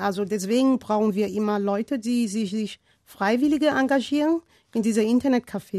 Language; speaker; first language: German; non-native, learner; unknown